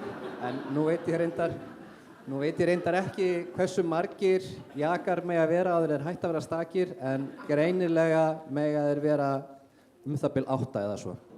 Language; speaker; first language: Icelandic; native; Icelandic